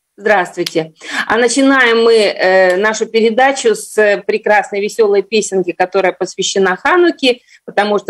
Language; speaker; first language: Russian; native; Russian